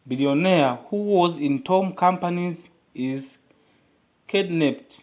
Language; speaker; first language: English; non-native, local second language; Swahili